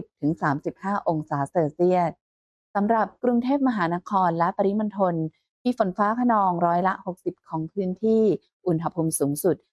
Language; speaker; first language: Thai; native; Thai